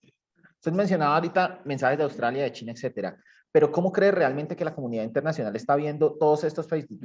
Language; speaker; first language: Spanish; native; Spanish